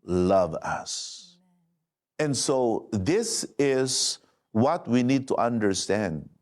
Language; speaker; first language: English; non-native, local second language; Filipino